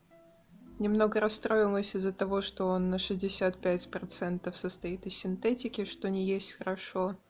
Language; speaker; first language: Russian; native; Russian